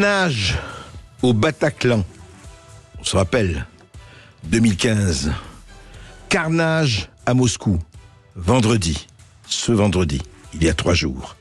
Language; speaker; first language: French; native; French